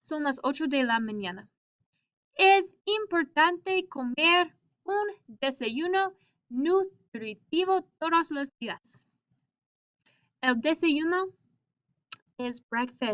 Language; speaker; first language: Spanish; non-native, fluent; English